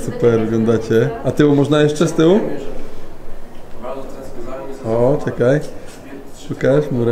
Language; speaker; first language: Polish; native; Polish